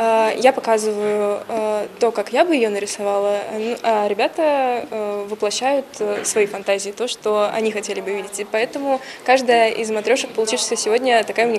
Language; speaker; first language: Russian; native; Russian